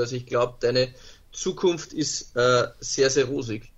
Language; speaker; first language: German; native; German